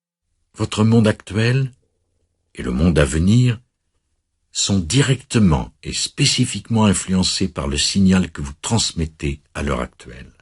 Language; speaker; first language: French; native; French